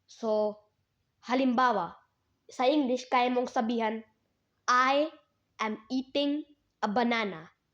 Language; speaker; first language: Filipino; non-native, learner; Hindi